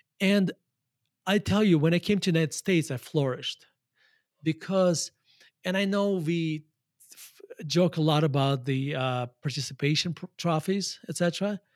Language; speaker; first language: English; non-native, fluent; Russian